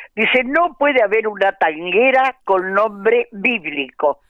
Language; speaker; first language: Spanish; native; Spanish